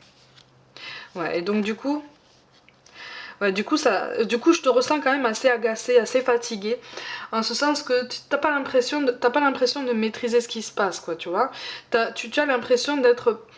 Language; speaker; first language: French; native; French